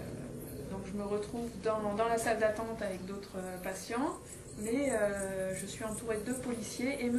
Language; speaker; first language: French; native; French